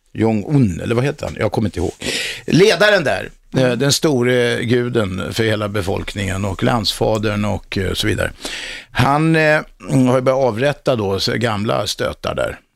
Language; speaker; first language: Swedish; native; Swedish